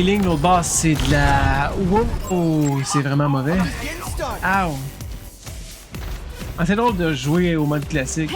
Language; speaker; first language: French; native; French